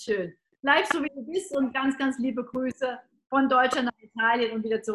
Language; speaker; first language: German; native; German